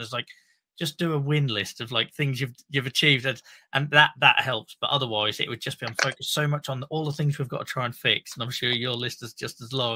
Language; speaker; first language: English; native; English